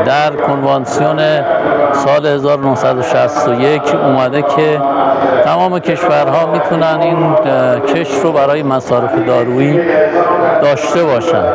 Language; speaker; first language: Persian; native; Persian